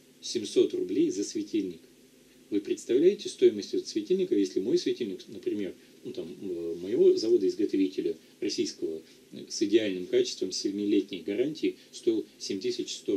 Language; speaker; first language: Russian; native; Russian